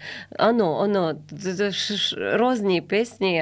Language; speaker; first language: Slovak; non-native, learner; Ukrainian